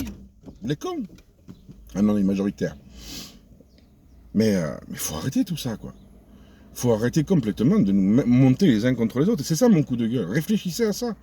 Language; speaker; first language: French; native; French